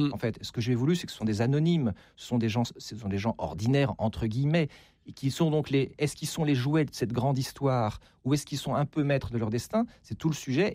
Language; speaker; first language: French; native; French